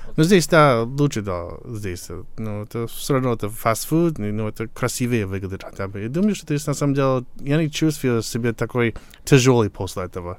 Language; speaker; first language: Russian; non-native, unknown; English